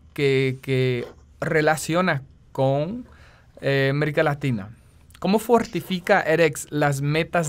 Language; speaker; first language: Spanish; non-native, fluent; English